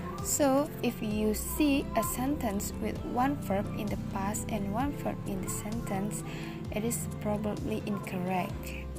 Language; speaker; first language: English; non-native, learner; Indonesian